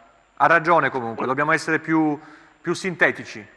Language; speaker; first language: Italian; native; Italian